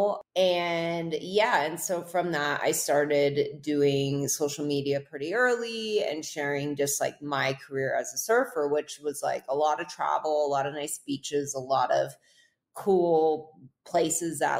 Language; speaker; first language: English; native; English